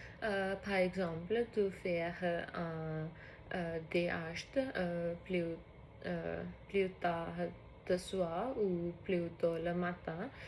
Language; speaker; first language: French; non-native, learner; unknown